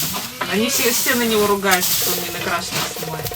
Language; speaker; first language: Russian; native; Russian